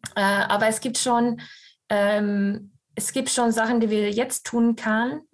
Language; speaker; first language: German; non-native, fluent; English